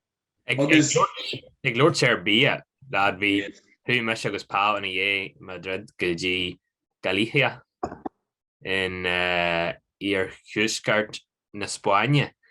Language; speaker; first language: Irish; non-native, local second language; English